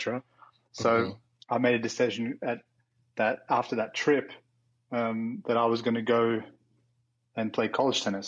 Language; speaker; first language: English; native; English